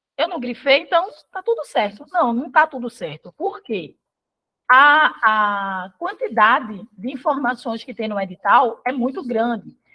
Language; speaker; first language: Portuguese; native; Portuguese